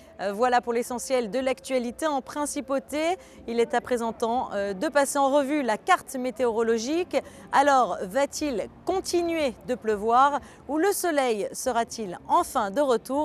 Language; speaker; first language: French; native; French